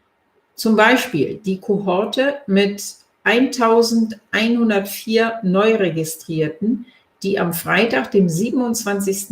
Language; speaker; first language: German; native; German